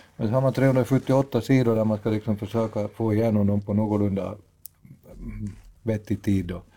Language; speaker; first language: Swedish; native; Swedish